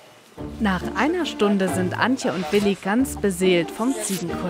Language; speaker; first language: German; native; German